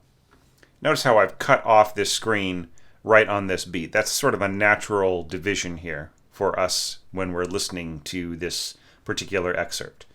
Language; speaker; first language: English; native; English